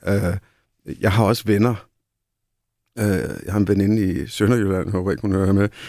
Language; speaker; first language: Danish; early bilingual, other home language; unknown